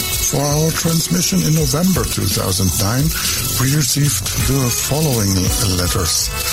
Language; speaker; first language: English; non-native, fluent; German